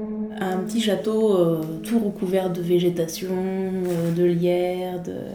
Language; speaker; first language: French; native; French